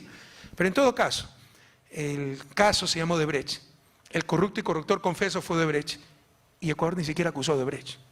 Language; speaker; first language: Spanish; native; Spanish